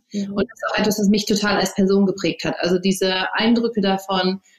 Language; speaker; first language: German; early bilingual, other home language; English